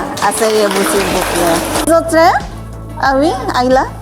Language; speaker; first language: French; non-native, learner; Indonesian